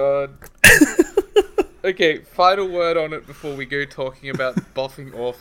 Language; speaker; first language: English; native; English